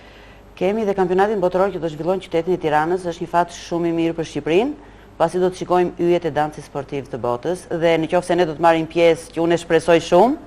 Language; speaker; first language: Albanian; native; Albanian